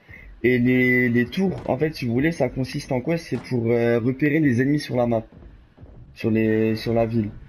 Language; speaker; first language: French; native; French